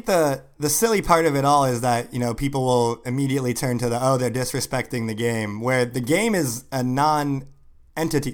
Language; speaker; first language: English; native; English